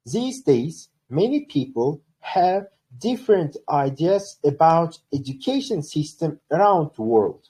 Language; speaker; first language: English; non-native, fluent; Uzbek